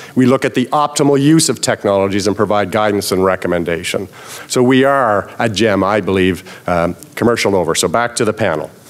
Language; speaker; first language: English; native; English